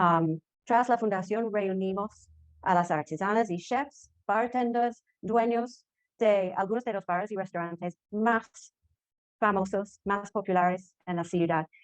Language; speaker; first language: Spanish; non-native, fluent; English